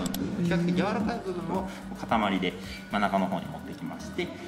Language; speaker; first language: Japanese; native; Japanese